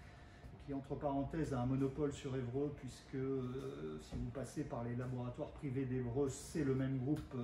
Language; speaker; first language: French; native; French